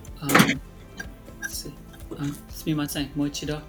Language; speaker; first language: Japanese; non-native, learner; English